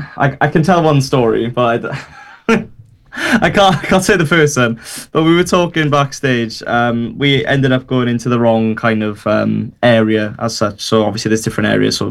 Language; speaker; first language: English; native; English